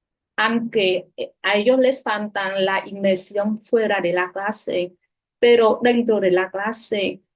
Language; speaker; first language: Spanish; non-native, fluent; Vietnamese